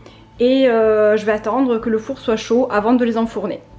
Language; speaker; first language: French; native; French